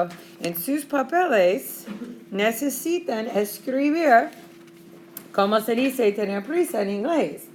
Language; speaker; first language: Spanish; non-native, fluent; English